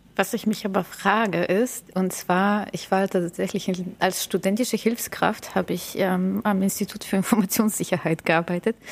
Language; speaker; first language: German; non-native, fluent; Bulgarian